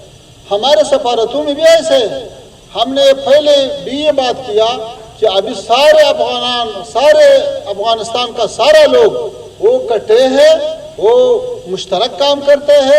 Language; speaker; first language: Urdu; non-native, fluent; Pashto